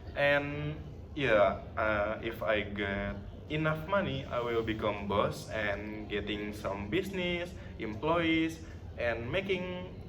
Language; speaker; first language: English; non-native, learner; Indonesian